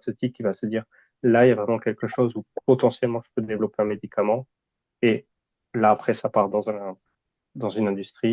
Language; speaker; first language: French; native; French